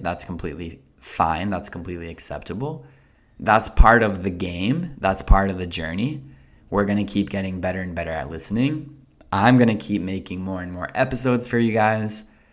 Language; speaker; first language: English; native; English